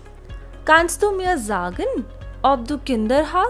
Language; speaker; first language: German; non-native, fluent; Hindi